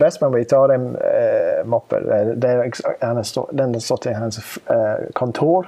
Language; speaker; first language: Swedish; non-native, fluent; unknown